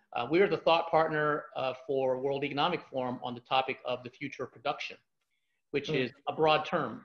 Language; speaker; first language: English; native; English